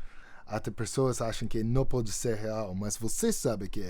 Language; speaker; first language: Portuguese; non-native, fluent; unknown